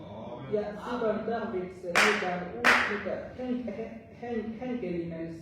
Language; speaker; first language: Finnish; non-native, fluent; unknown